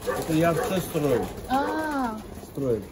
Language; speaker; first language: Russian; non-native, fluent; Armenian